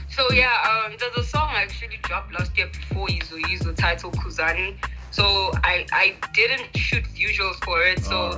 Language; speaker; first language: English; non-native, local second language; Zulu